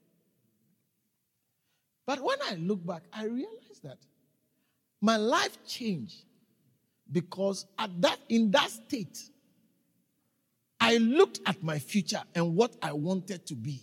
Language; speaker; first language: English; non-native, local second language; Akan